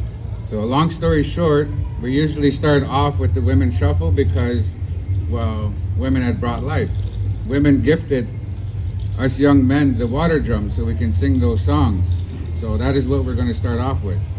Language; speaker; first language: English; native; English